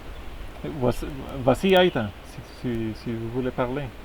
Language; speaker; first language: French; non-native, fluent; Spanish